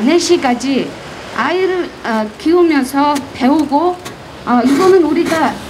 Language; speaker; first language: Korean; non-native, fluent; Mongolian